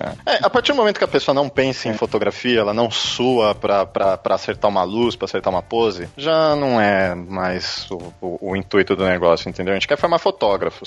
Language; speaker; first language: Portuguese; native; Portuguese